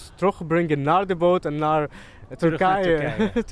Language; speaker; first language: Dutch; non-native, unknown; Arabic